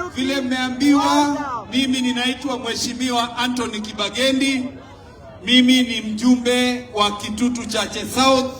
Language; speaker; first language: Swahili; non-native, local second language; Gusii